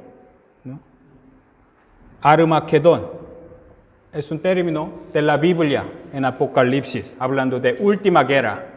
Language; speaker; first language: Spanish; non-native, fluent; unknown